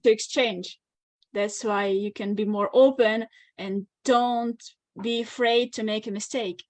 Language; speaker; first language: English; non-native, fluent; Russian